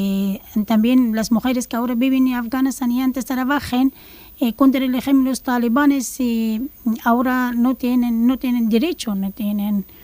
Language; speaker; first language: Spanish; non-native, learner; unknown